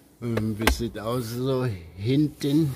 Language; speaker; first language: German; non-native, learner; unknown